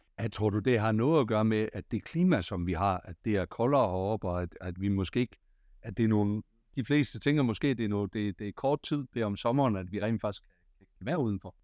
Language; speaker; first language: Danish; native; Danish